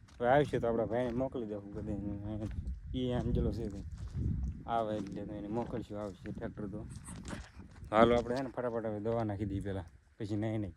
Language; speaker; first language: Gujarati; native; Gujarati